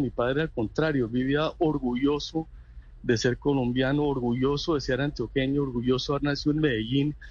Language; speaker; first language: Spanish; native; Spanish